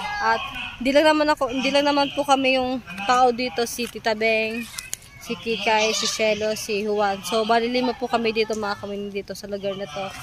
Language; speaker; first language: Filipino; native; Filipino